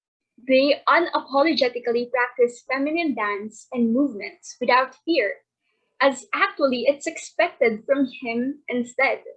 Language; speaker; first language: English; non-native, local second language; Filipino